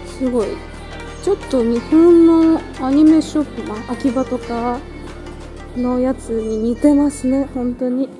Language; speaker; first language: Japanese; non-native, fluent; Russian